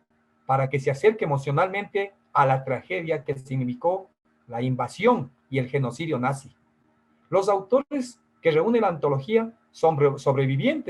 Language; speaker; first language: Spanish; native; Spanish